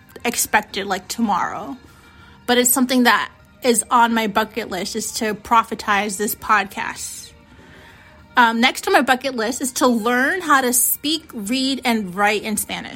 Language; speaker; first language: English; early bilingual, other home language; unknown